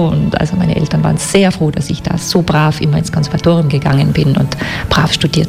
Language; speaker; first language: German; native; German